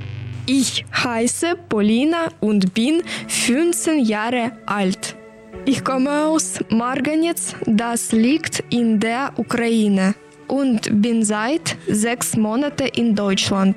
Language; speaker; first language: German; non-native, learner; Ukrainian